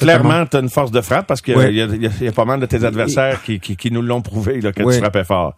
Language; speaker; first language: French; native; French